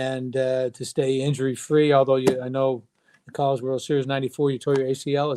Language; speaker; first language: English; native; English